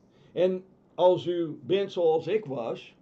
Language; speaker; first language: Dutch; non-native, fluent; English